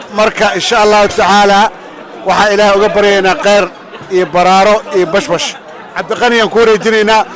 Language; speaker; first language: Somali; non-native, local second language; Swahili